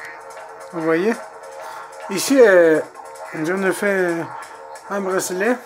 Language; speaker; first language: French; non-native, learner; Spanish